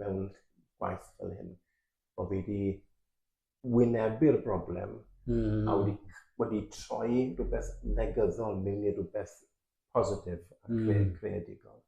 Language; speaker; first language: Welsh; native; Welsh